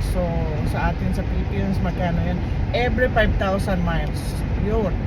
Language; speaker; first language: Filipino; non-native, local second language; Cebuano